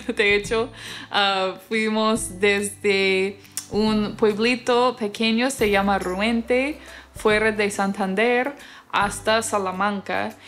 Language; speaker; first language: Spanish; non-native, fluent; English